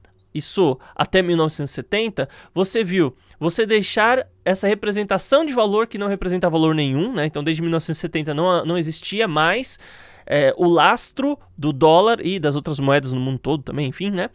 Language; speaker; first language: Portuguese; native; Portuguese